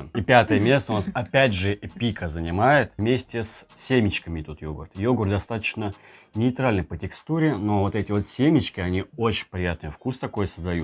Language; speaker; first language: Russian; native; Russian